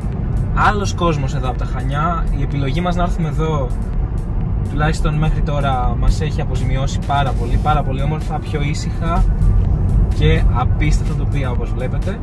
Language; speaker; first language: Greek; native; Greek